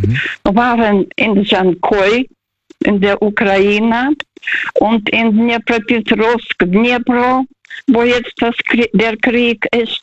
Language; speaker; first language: German; non-native, fluent; Russian